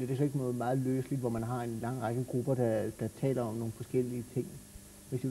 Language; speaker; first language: Danish; native; Danish